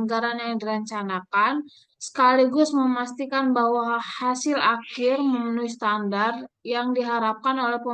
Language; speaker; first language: Indonesian; native; Indonesian